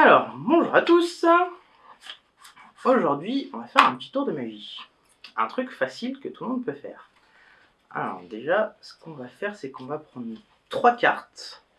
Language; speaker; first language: French; native; French